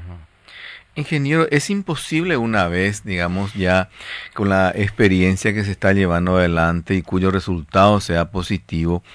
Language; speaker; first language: Spanish; native; Spanish